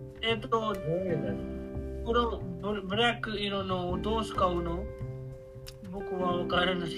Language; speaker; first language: Japanese; non-native, learner; Urdu